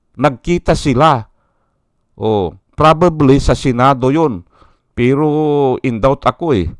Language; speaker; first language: Filipino; non-native, local second language; Iloko